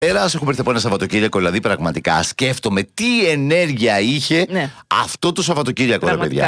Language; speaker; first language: Greek; native; Greek